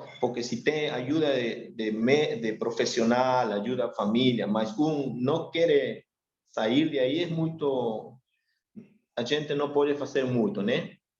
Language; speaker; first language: Portuguese; non-native, learner; Spanish